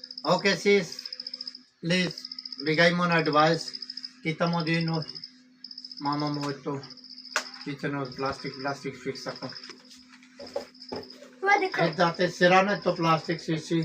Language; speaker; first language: Filipino; non-native, learner; Punjabi